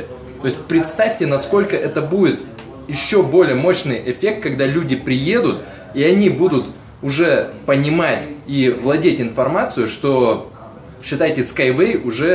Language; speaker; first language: Russian; native; Russian